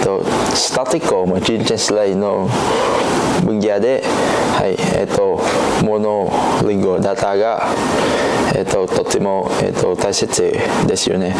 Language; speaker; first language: Japanese; non-native, learner; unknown